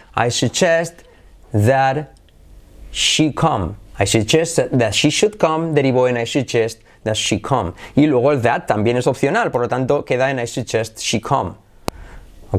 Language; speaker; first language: English; non-native, fluent; Spanish